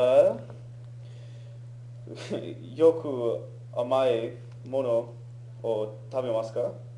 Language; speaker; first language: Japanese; non-native, learner; English